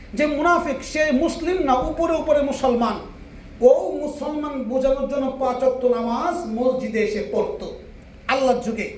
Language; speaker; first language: Bangla; native; Bangla